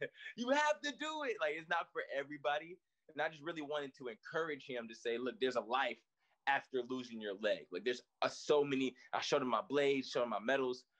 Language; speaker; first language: English; native; English